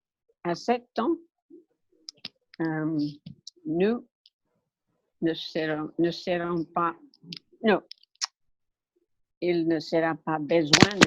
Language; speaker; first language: French; non-native, learner; English